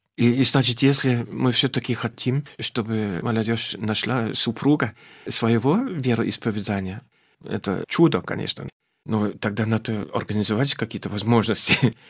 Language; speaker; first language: Russian; non-native, fluent; German